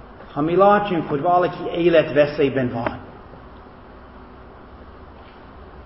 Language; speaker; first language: Hungarian; non-native, fluent; English